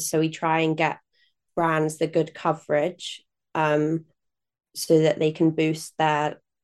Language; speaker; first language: English; native; English